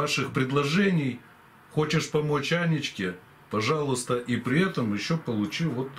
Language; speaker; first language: Russian; native; Russian